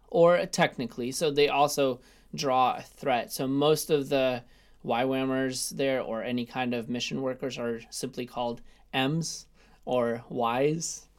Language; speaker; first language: English; early bilingual, other home language; Russian